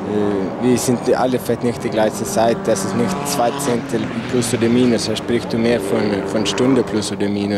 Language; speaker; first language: German; non-native, learner; Swedish